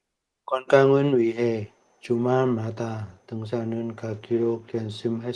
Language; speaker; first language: Korean; non-native, learner; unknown